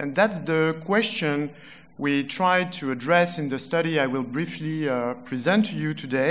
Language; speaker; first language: English; non-native, fluent; French